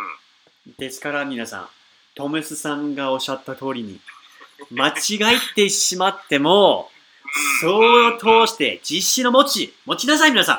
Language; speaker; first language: Japanese; non-native, fluent; English